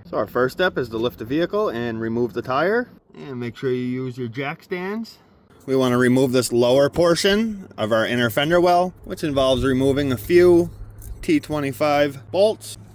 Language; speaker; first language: English; native; English